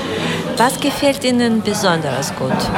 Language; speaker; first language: German; non-native, learner; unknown